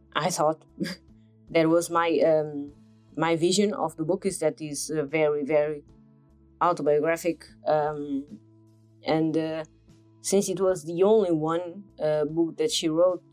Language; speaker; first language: English; non-native, fluent; Portuguese